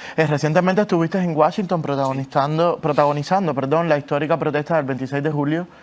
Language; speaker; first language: Spanish; native; Spanish